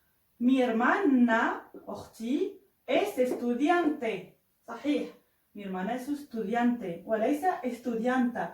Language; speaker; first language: Spanish; non-native, fluent; Arabic